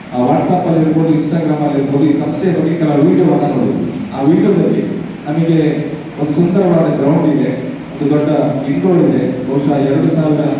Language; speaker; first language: Kannada; native; Kannada